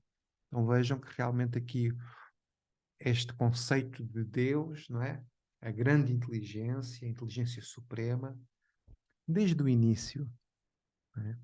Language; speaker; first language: Portuguese; native; Portuguese